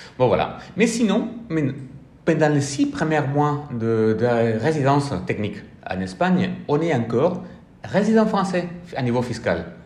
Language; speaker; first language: French; non-native, fluent; Spanish